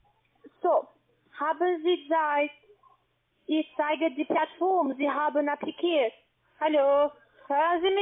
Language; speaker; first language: German; non-native, learner; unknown